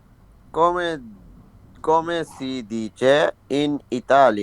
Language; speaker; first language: Italian; non-native, learner; Bangla